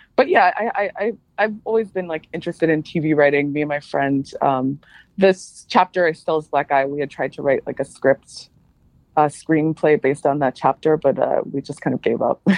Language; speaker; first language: English; native; English